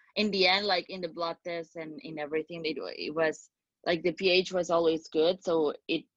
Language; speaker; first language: English; non-native, fluent; Spanish